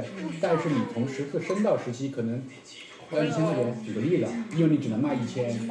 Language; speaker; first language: Chinese; native; Chinese